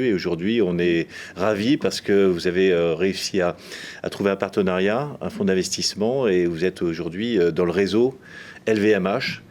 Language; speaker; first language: French; native; French